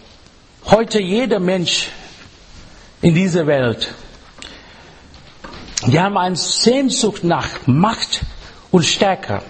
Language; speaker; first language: German; non-native, fluent; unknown